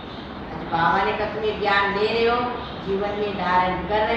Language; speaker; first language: Hindi; non-native, local second language; Marathi